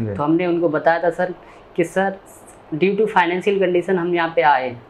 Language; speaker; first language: Hindi; native; Hindi